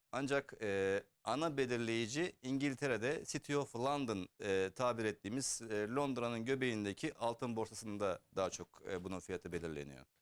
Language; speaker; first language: Turkish; early bilingual, heritage; Turkish